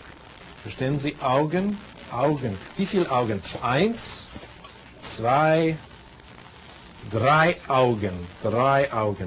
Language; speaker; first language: German; non-native, fluent; English